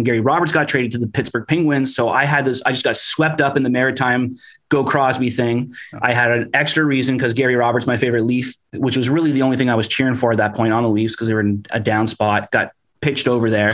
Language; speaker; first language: English; native; English